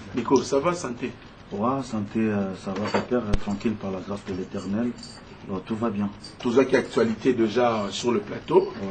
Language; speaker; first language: French; non-native, local second language; Lingala